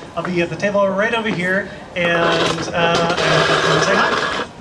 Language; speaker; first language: English; native; English